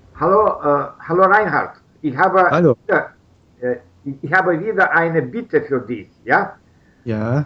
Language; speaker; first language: German; non-native, learner; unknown